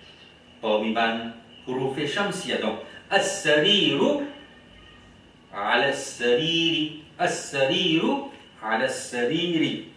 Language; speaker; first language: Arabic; non-native, learner; Haitian Creole